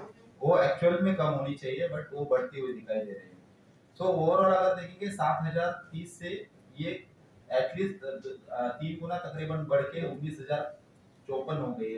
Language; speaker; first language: Hindi; non-native, local second language; Marathi